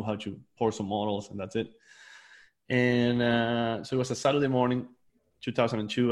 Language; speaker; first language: English; non-native, fluent; Spanish